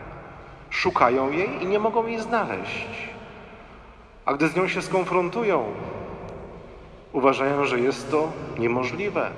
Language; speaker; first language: Polish; native; Polish